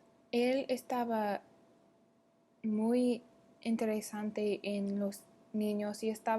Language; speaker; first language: Spanish; non-native, learner; English